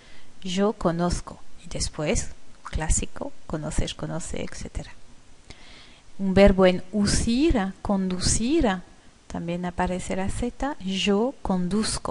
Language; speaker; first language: Spanish; non-native, fluent; French